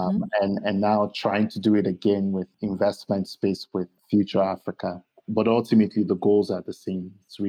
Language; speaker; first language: English; non-native, local second language; Yoruba